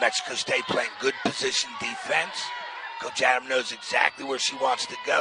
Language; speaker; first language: English; native; English